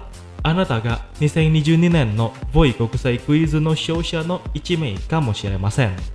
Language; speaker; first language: Japanese; non-native, fluent; Indonesian